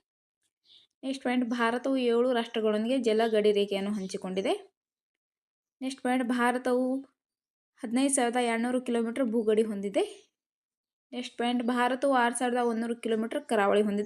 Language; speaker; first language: Kannada; native; Kannada